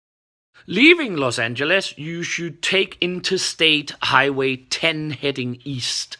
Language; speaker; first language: English; non-native, fluent; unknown